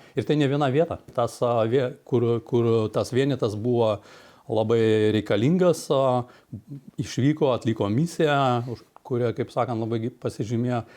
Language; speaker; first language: Lithuanian; native; Lithuanian